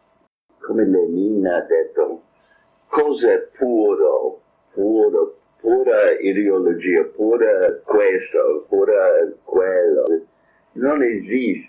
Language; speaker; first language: Italian; non-native, fluent; English